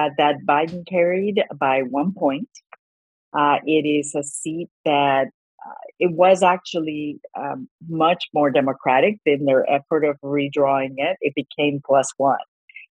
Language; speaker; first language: English; non-native, fluent; Spanish